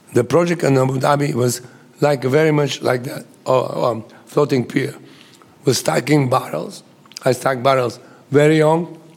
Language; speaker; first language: English; non-native, fluent; Bulgarian